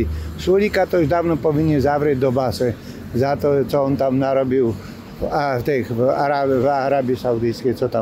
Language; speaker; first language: Slovak; non-native, local second language; Polish